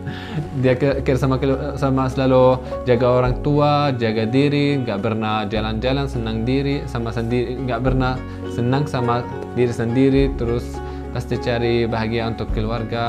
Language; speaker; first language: Indonesian; non-native, fluent; Arabic